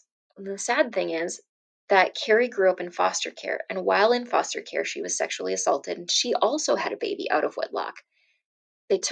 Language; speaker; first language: English; native; English